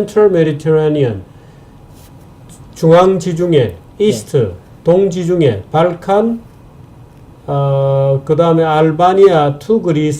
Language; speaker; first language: Korean; native; Korean